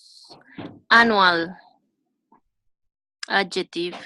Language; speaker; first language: English; non-native, learner; Spanish